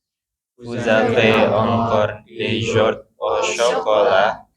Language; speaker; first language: French; non-native, learner; Indonesian